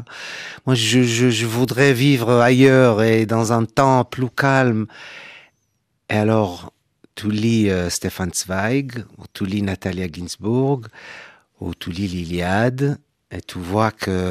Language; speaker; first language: French; non-native, fluent; Hebrew